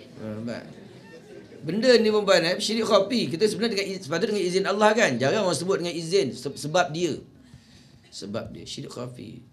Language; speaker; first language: Malay; native; Malay